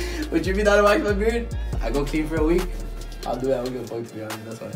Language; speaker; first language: English; early bilingual, other home language; Spanish